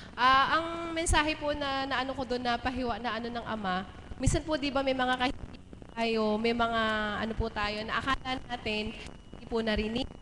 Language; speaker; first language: Filipino; native; Filipino